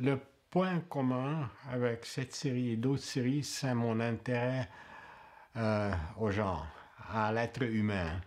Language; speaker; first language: French; non-native, fluent; Hungarian